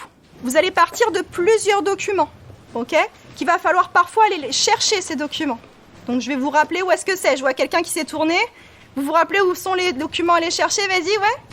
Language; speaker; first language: French; native; French